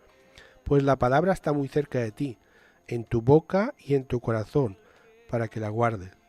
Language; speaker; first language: Spanish; native; Spanish